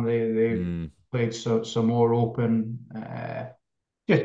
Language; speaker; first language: English; native; English